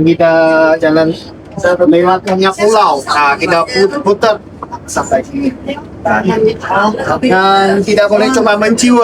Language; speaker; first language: Indonesian; non-native, learner; Chinese